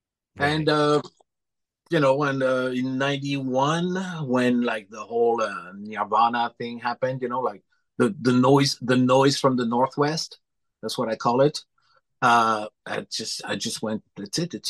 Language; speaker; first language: English; non-native, fluent; French